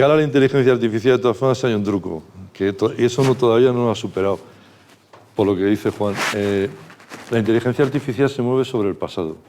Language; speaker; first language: Spanish; native; Spanish